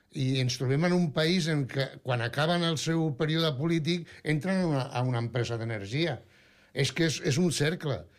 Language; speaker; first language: Catalan; non-native, local second language; Spanish